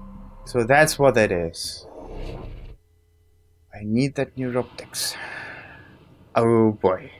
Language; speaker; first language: English; non-native, fluent; German